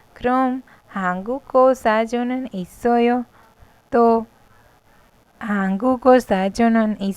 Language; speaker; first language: Korean; non-native, fluent; Hindi